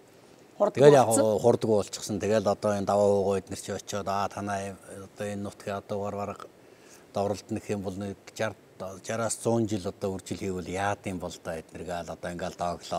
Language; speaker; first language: Mongolian; native; Mongolian